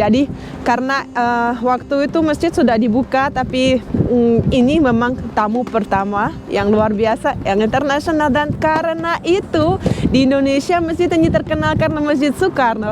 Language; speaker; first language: Indonesian; non-native, fluent; Russian